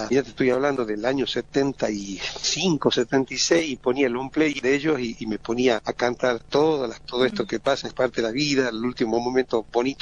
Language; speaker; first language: Spanish; native; Spanish